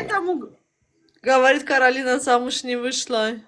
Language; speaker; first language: Russian; non-native, local second language; Azerbaijani